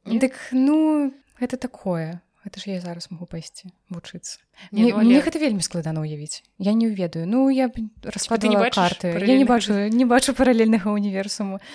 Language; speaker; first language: Belarusian; non-native, local second language; Russian